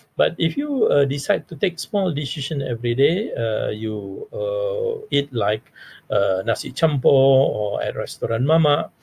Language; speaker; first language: English; non-native, local second language; Malay